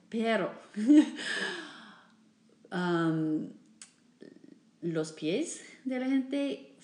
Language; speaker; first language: Spanish; non-native, fluent; English